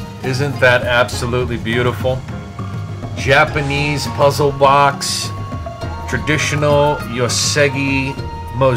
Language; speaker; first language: English; native; English